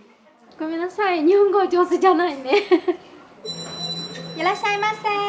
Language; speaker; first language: Japanese; non-native, learner; Chinese